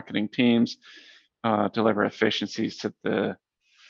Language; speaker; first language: English; native; English